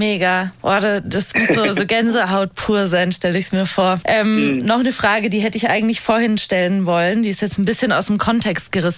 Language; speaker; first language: German; native; German